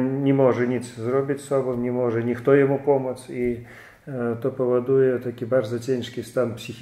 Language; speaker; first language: Polish; non-native, fluent; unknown